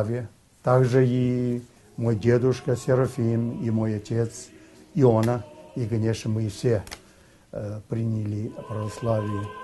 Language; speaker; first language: Russian; early bilingual, heritage; Russian